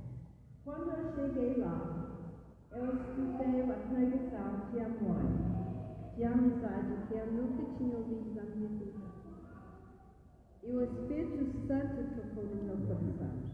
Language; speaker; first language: Portuguese; non-native, fluent; English